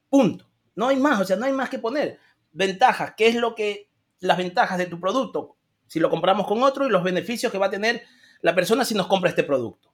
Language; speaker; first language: Spanish; native; Spanish